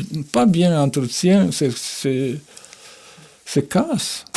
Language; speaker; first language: French; non-native, fluent; Japanese